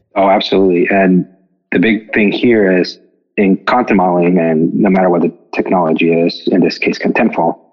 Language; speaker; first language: English; non-native, fluent; Spanish